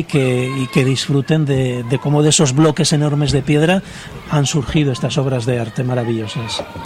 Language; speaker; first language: Spanish; native; Spanish